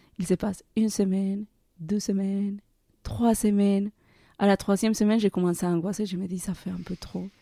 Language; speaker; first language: French; non-native, fluent; Spanish